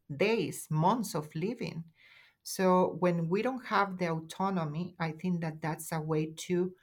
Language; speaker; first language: English; non-native, fluent; Spanish